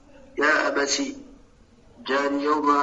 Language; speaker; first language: Arabic; non-native, learner; French